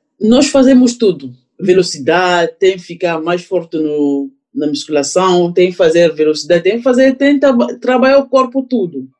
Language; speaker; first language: Portuguese; non-native, learner; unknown